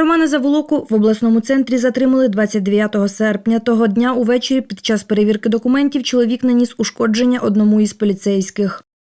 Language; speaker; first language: Ukrainian; native; Ukrainian